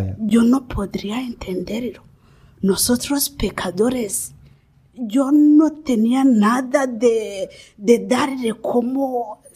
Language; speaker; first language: Spanish; non-native, learner; Kinyarwanda